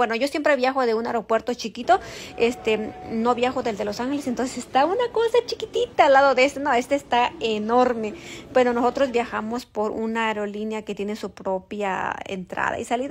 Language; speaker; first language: Spanish; native; Spanish